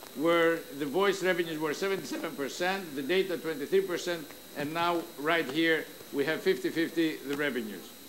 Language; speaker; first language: English; non-native, fluent; Greek